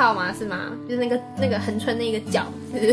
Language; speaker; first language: Chinese; native; Chinese